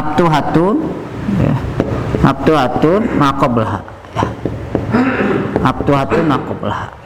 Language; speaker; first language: Arabic; non-native, fluent; Indonesian